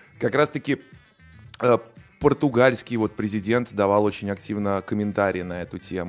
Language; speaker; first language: Russian; native; Russian